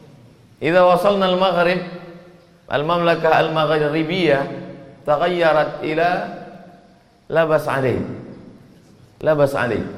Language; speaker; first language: Arabic; non-native, fluent; Indonesian